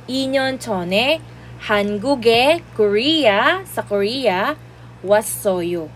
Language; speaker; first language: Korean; non-native, fluent; Filipino